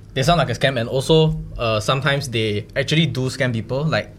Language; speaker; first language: English; non-native, local second language; Chinese